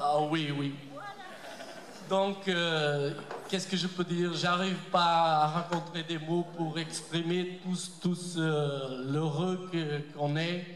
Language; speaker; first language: French; non-native, learner; Portuguese